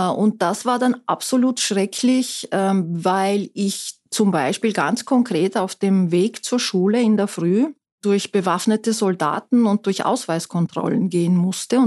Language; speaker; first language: German; non-native, fluent; Turkish